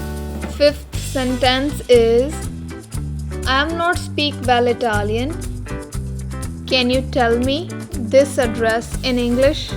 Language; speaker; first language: English; non-native, learner; Hindi